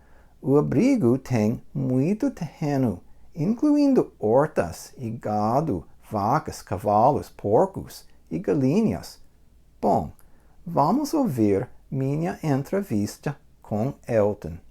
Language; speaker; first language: Portuguese; non-native, fluent; English